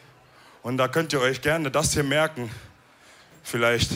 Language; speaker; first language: German; early bilingual, other home language; Wolof